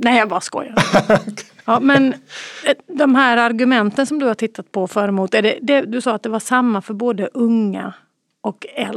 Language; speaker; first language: Swedish; native; Swedish